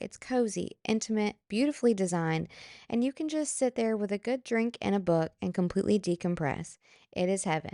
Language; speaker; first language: English; native; English